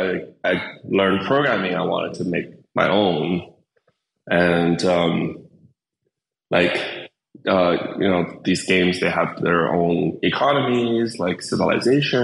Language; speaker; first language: English; native; English